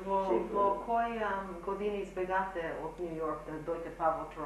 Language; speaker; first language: Macedonian; early bilingual, heritage; Macedonian